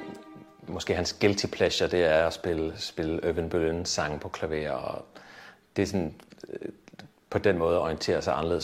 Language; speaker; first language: Danish; native; Danish